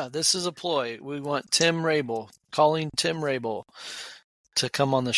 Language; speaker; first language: English; native; English